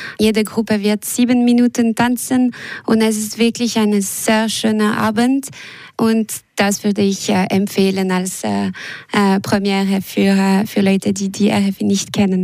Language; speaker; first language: German; non-native, local second language; French